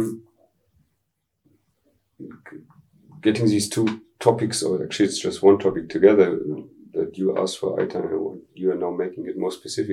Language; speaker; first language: English; non-native, fluent; German